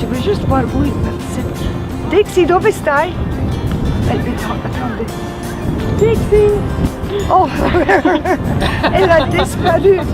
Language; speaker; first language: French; non-native, fluent; Italian